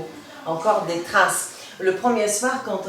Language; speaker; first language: French; non-native, fluent; Bulgarian